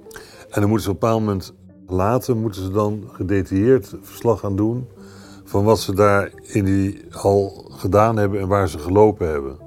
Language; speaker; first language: Dutch; native; Dutch